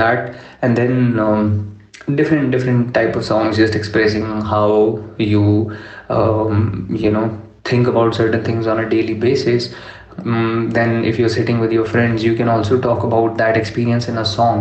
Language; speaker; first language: English; non-native, local second language; Urdu